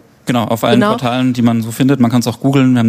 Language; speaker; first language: German; native; German